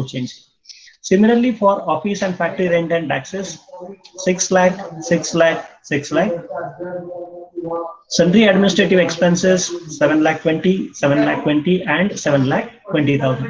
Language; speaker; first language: English; non-native, local second language; Marathi